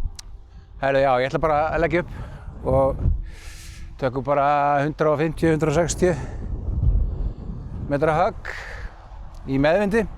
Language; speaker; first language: Icelandic; native; Icelandic